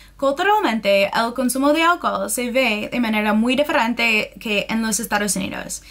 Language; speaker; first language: Spanish; non-native, fluent; English